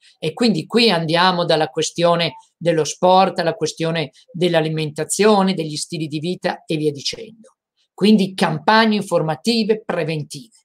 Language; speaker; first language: Italian; native; Italian